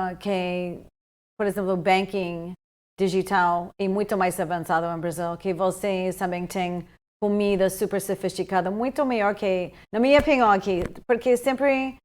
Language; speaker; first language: Portuguese; non-native, fluent; English